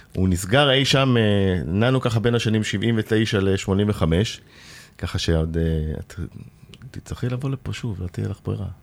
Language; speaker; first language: Hebrew; native; Hebrew